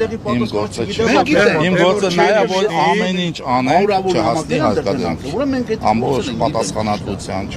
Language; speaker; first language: Armenian; native; Armenian